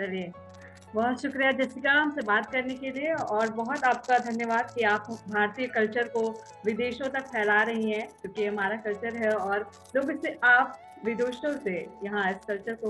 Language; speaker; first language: Hindi; native; Hindi